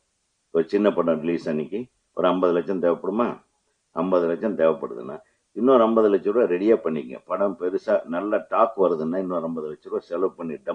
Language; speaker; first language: Tamil; native; Tamil